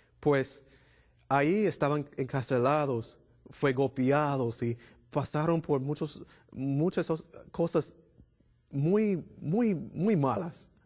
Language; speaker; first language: Spanish; non-native, fluent; English